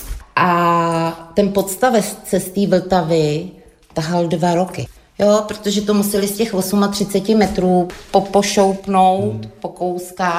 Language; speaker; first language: Czech; native; Czech